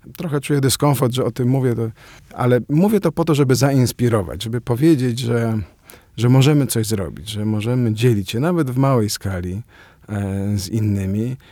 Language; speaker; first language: Polish; native; Polish